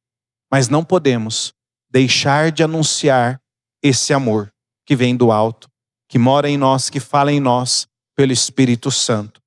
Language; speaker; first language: Portuguese; native; Portuguese